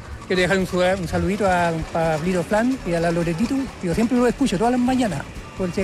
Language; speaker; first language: Spanish; native; Spanish